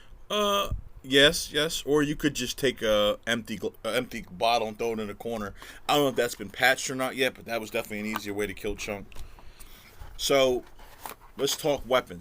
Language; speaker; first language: English; native; English